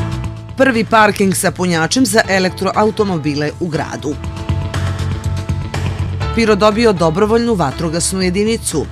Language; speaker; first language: Serbian; native; Serbian